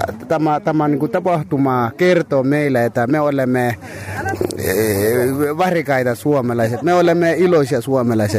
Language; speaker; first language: Finnish; non-native, fluent; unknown